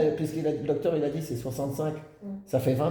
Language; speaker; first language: French; native; French